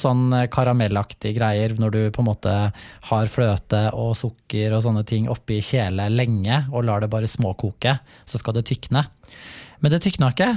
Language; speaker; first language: Norwegian; native; Norwegian